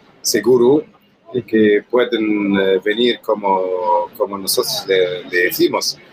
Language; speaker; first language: Spanish; non-native, learner; Arabic